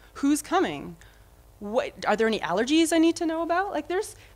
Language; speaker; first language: English; native; English